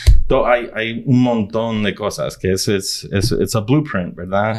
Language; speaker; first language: Spanish; early bilingual, heritage; Spanish